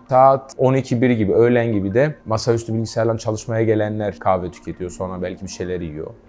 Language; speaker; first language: Turkish; early bilingual, heritage; Turkish